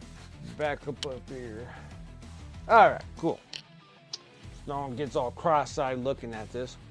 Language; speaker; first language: English; native; English